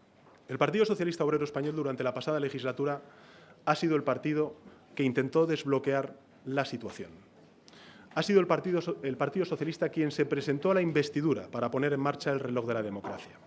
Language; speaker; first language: Spanish; native; Spanish